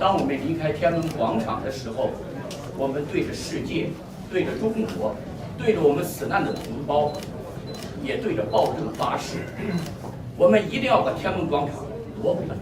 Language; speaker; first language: Chinese; native; Chinese